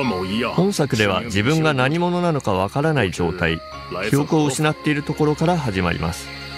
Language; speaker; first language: Japanese; native; Japanese